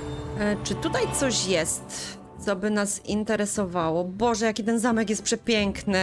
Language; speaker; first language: Polish; native; Polish